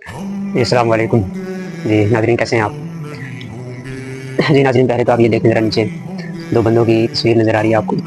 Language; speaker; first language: Urdu; native; Urdu